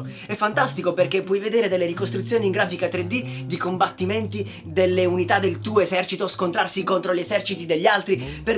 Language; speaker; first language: Italian; native; Italian